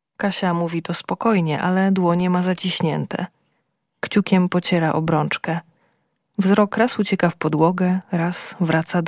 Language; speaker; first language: Polish; native; Polish